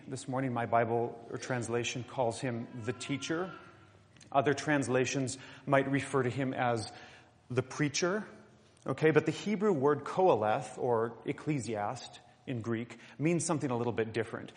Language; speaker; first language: English; native; English